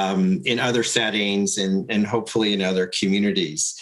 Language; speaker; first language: English; native; English